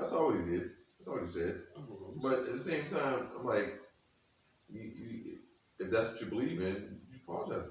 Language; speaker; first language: English; native; English